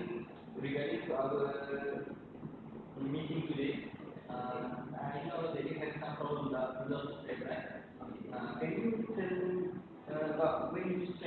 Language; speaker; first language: English; non-native, local second language; Malay